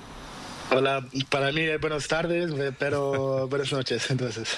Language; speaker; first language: Spanish; non-native, learner; Portuguese